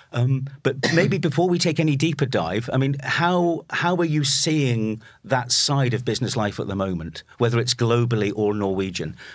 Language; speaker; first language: English; native; English